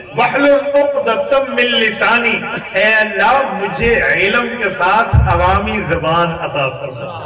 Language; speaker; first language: Urdu; non-native, local second language; Saraiki